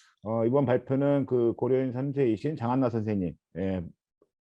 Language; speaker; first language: Korean; native; Korean